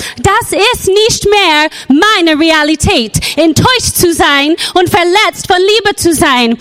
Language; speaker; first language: German; non-native, fluent; English